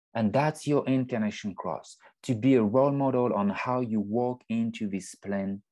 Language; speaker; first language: English; non-native, fluent; French